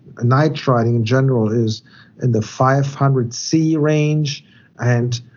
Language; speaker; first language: English; non-native, fluent; German